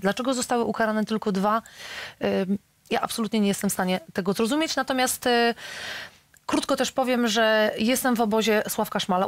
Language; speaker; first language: Polish; native; Polish